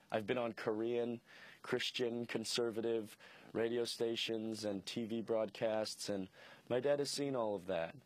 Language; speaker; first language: English; native; English